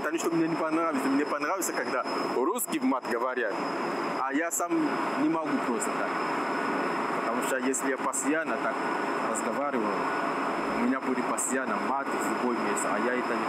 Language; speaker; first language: Russian; non-native, learner; French